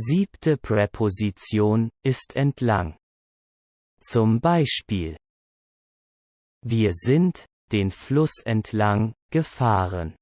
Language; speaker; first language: German; non-native, learner; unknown